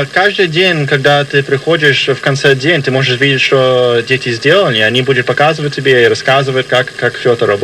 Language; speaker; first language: Russian; early bilingual, heritage; Russian